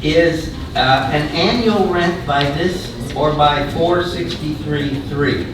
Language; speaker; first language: English; native; English